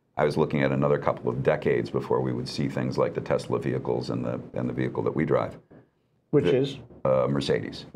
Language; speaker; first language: English; native; English